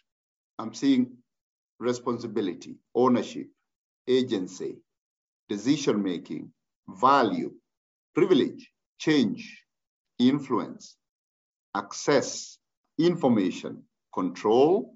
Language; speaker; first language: English; non-native, local second language; Kikuyu